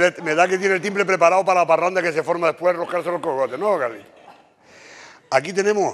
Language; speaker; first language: Spanish; native; Spanish